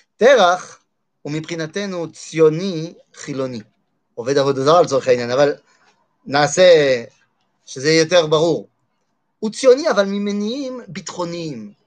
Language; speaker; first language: Hebrew; non-native, fluent; French